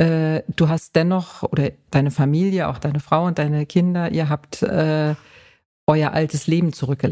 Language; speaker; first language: German; native; German